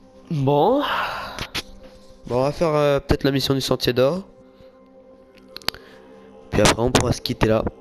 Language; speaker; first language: French; native; French